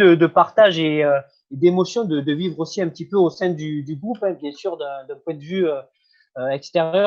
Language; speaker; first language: French; native; French